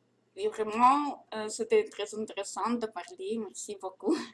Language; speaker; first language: French; non-native, learner; Russian